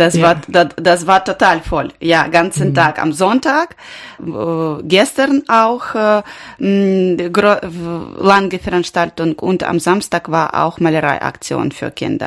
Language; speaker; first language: German; non-native, learner; Ukrainian